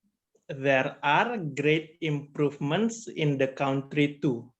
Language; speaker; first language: English; non-native, learner; Indonesian